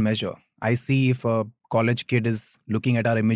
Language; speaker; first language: English; non-native, local second language; Hindi